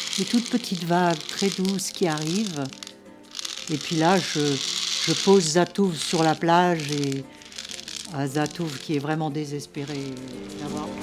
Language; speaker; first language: French; native; French